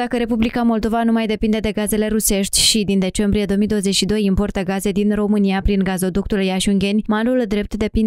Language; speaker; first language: Romanian; native; Romanian